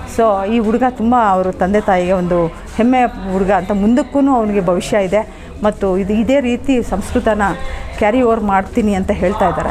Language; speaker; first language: Kannada; native; Kannada